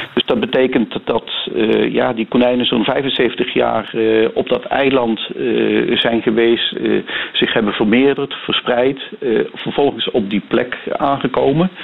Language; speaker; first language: Dutch; native; Dutch